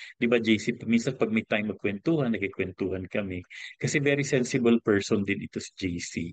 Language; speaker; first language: Filipino; native; Filipino